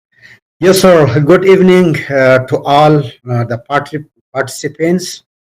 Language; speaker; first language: English; non-native, fluent; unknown